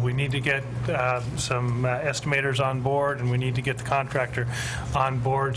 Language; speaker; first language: English; native; English